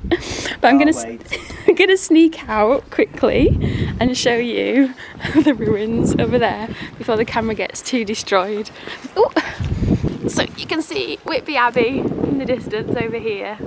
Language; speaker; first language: English; native; English